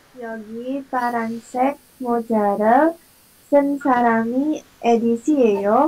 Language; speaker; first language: Korean; non-native, learner; Indonesian